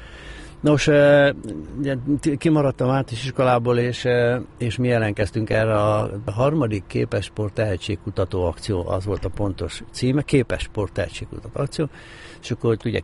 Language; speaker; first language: Hungarian; native; Hungarian